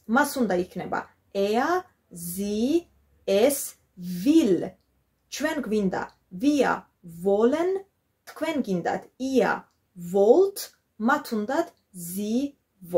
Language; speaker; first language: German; non-native, fluent; Georgian